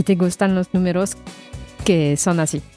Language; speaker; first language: Spanish; non-native, learner; French